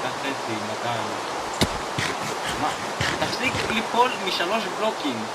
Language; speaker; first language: Hebrew; native; Hebrew